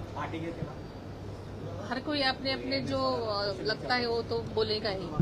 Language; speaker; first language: Hindi; non-native, local second language; Marathi